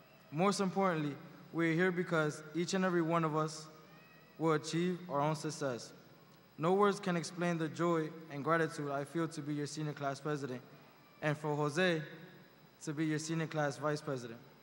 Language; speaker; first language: English; early bilingual, other home language; Spanish